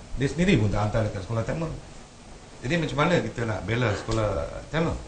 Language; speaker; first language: Malay; non-native, local second language; Tamil